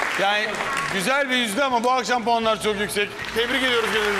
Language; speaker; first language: Turkish; native; Turkish